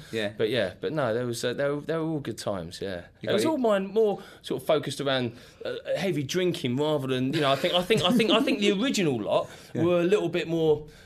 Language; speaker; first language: English; native; English